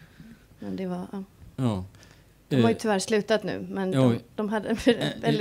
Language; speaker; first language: Swedish; non-native, fluent; Icelandic